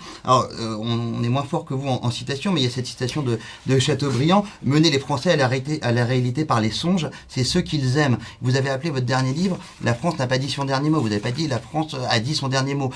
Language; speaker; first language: French; native; French